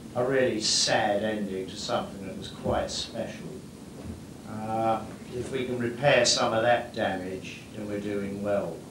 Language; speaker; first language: English; native; English